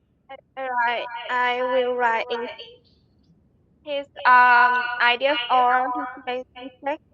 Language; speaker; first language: English; non-native, learner; Vietnamese